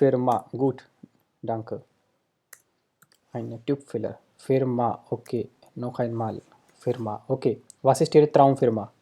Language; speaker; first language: German; non-native, fluent; Hindi